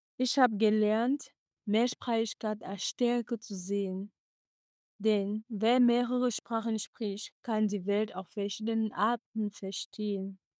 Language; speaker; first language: German; non-native, fluent; French